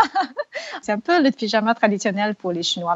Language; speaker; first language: French; non-native, fluent; Chinese